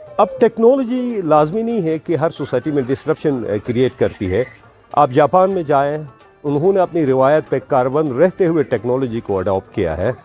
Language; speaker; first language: Urdu; non-native, local second language; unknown